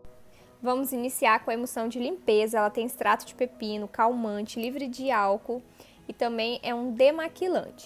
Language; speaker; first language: Portuguese; native; Portuguese